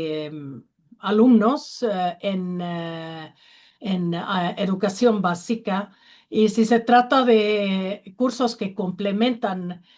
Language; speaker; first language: Spanish; non-native, learner; Finnish